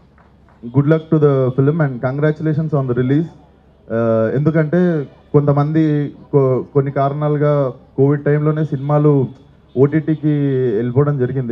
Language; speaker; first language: Telugu; native; Telugu